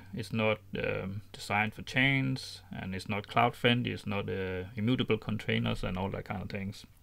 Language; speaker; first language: English; non-native, fluent; Danish